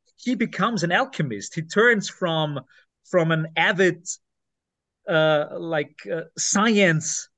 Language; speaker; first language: English; non-native, fluent; German